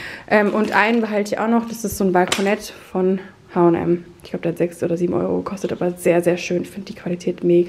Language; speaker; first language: German; native; German